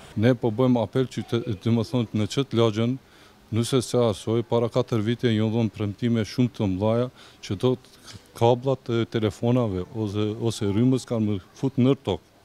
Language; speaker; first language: Albanian; non-native, local second language; Romany